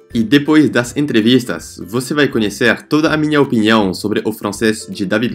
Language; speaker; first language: Portuguese; non-native, fluent; French